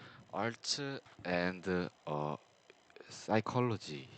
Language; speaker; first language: English; non-native, learner; Korean